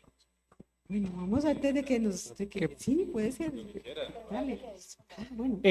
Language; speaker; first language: Spanish; native; Spanish